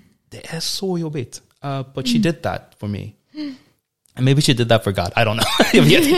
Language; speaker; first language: English; native; English